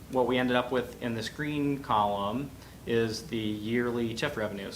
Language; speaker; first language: English; native; English